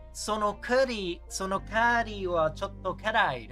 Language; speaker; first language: Japanese; non-native, learner; English